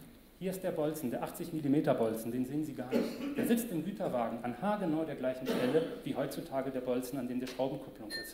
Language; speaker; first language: German; native; German